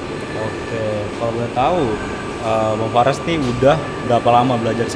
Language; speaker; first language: Indonesian; native; Indonesian